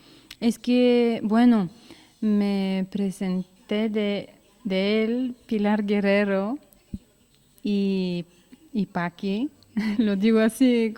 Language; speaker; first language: Spanish; non-native, learner; Bulgarian